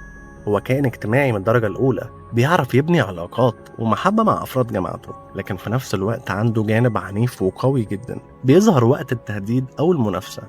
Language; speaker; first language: Arabic; native; Arabic